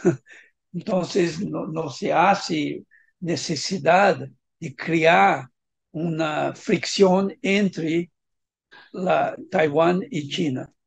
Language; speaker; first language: Spanish; non-native, fluent; Portuguese